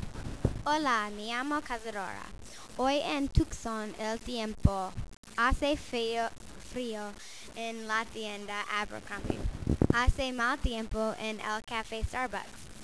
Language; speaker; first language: Spanish; non-native, learner; English